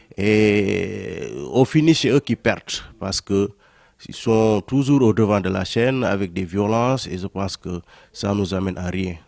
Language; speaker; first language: French; non-native, local second language; Wolof